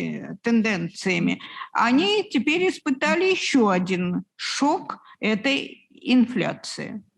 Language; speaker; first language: Russian; native; Russian